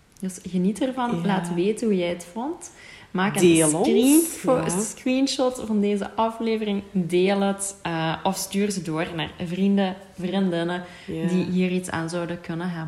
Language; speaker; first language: Dutch; native; Dutch